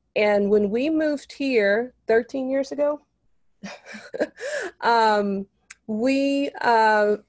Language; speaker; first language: English; native; English